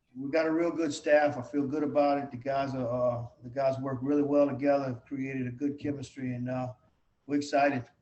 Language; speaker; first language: English; native; English